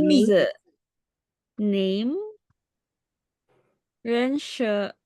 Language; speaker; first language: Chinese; non-native, learner; Filipino